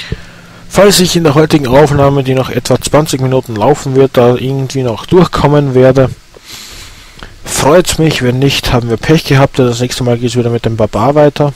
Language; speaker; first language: German; native; German